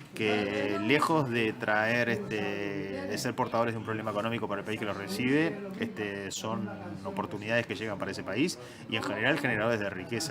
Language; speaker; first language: Spanish; native; Spanish